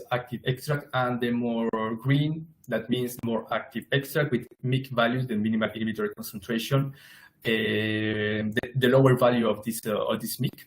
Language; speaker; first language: English; non-native, fluent; Spanish